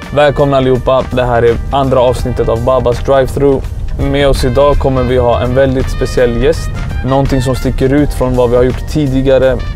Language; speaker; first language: Swedish; early bilingual, other home language; Arabic